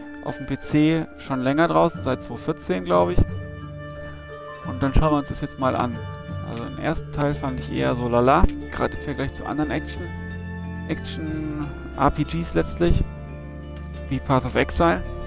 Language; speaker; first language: German; native; German